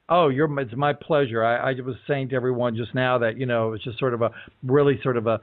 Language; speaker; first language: English; native; English